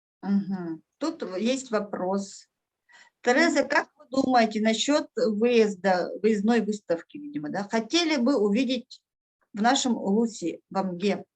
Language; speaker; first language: Russian; native; Russian